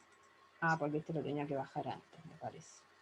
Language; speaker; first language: Spanish; native; Spanish